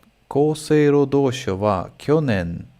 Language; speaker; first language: Japanese; non-native, learner; English